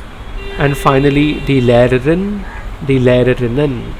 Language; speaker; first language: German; non-native, learner; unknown